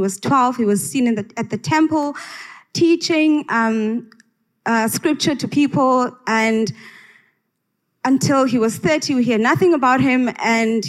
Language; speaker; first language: English; non-native, local second language; Xhosa